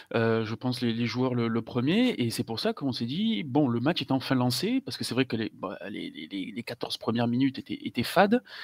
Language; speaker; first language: French; native; French